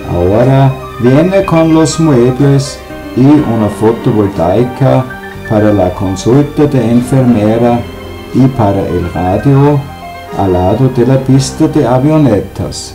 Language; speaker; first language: Spanish; non-native, learner; German